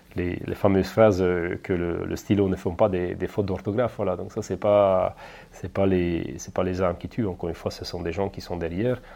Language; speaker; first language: French; non-native, fluent; Hungarian